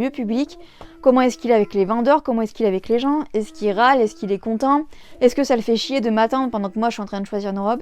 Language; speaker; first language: French; native; French